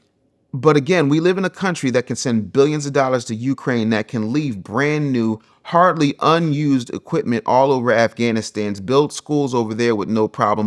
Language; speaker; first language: English; native; English